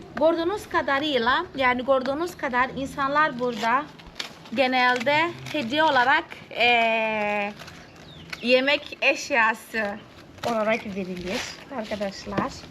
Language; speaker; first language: Turkish; non-native, fluent; Portuguese